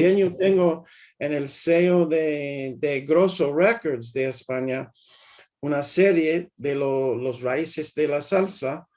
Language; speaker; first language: Spanish; early bilingual, heritage; English